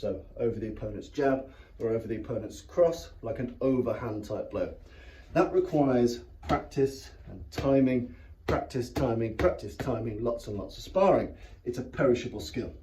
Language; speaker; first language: English; native; English